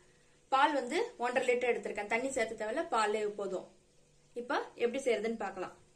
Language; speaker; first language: Tamil; native; Tamil